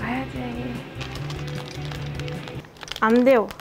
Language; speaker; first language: Korean; non-native, fluent; Persian